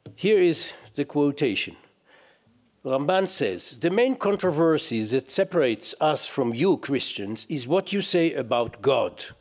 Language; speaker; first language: English; non-native, fluent; Hebrew